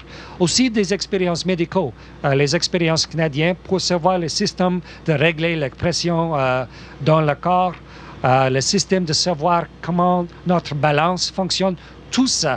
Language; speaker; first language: French; non-native, local second language; English